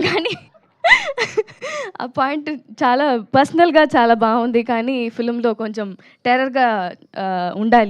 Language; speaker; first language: Telugu; non-native, learner; Tamil